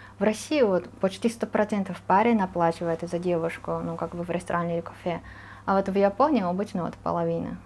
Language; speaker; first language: Russian; non-native, fluent; Japanese